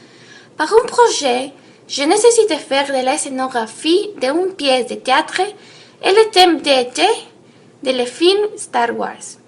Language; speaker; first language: French; non-native, learner; Spanish